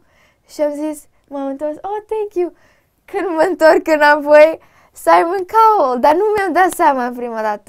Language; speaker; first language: Romanian; early bilingual, heritage; Romanian